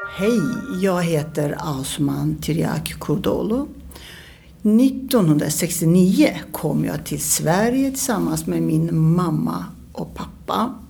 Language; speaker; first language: Swedish; early bilingual, other home language; Turkish